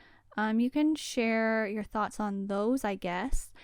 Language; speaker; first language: English; native; English